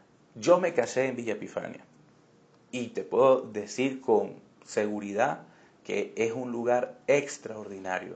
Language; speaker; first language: Spanish; native; Spanish